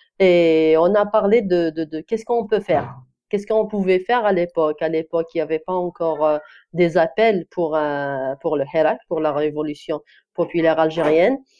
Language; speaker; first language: French; non-native, local second language; Kabyle